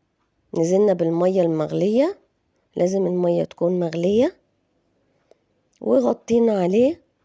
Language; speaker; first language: Arabic; native; Arabic